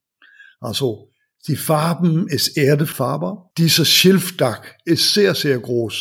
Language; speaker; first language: German; non-native, learner; Danish